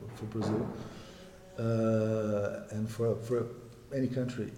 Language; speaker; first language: English; non-native, fluent; Portuguese